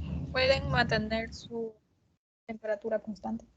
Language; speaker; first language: Spanish; native; Spanish